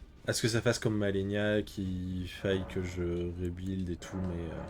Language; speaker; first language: French; native; French